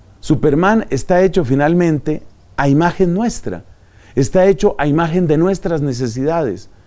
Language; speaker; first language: Spanish; native; Spanish